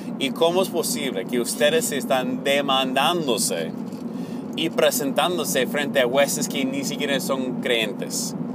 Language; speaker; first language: Spanish; non-native, fluent; English